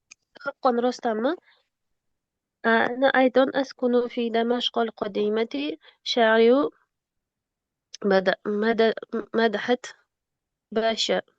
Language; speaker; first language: Arabic; non-native, learner; Uzbek